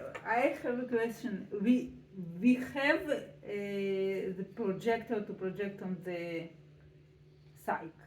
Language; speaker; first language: English; non-native, learner; Russian